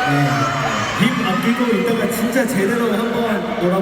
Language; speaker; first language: Korean; non-native, fluent; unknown